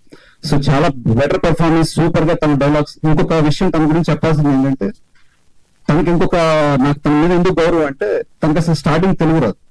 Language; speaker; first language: Telugu; native; Telugu